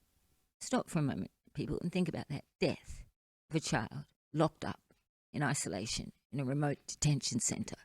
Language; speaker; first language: English; native; English